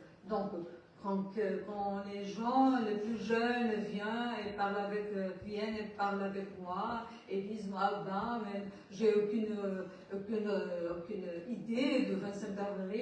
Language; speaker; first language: French; non-native, learner; Portuguese